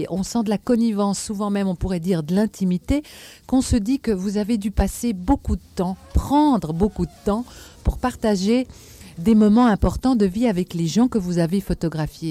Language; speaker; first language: French; native; French